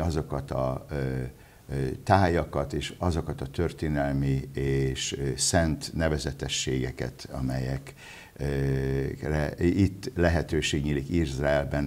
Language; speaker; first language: Hungarian; native; Hungarian